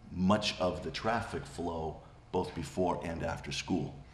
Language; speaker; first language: English; native; English